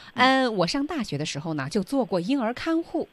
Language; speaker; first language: Chinese; native; Chinese